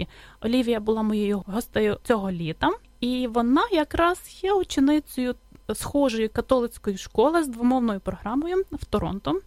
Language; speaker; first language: Ukrainian; native; Ukrainian